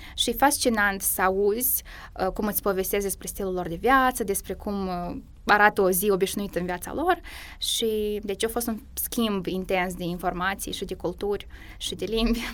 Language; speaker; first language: Romanian; native; Romanian